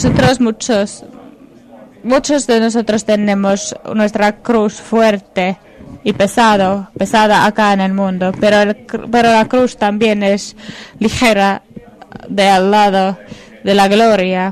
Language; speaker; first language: Spanish; non-native, fluent; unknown